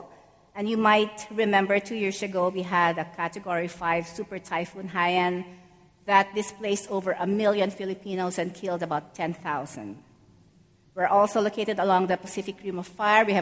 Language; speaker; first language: English; non-native, local second language; Filipino